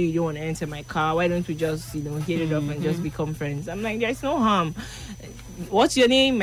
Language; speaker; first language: English; non-native, local second language; Igbo